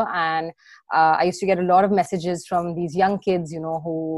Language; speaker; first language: English; non-native, local second language; Hindi